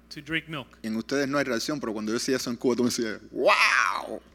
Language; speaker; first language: Spanish; native; Spanish